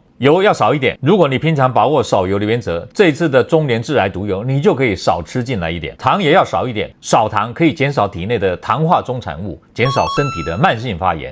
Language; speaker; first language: Chinese; native; Chinese